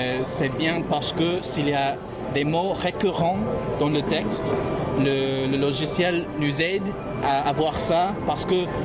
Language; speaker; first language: French; non-native, fluent; English